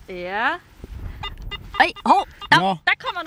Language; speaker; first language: Danish; native; Danish